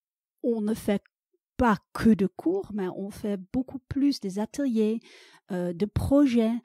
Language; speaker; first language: French; non-native, fluent; Dutch